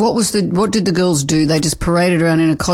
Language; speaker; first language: English; native; English